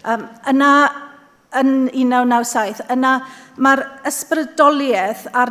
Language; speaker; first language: Welsh; native; Welsh